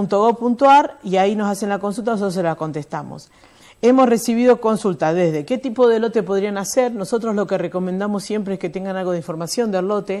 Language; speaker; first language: Spanish; native; Spanish